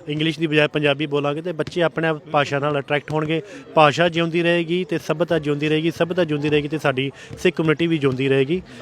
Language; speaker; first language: Punjabi; non-native, local second language; Haryanvi